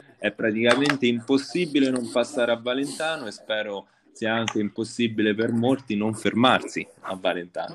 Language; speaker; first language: Italian; native; Italian